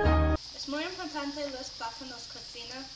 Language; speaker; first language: Spanish; non-native, learner; English